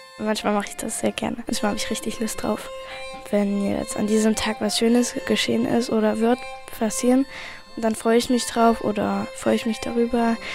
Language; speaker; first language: German; non-native, local second language; Upper Sorbian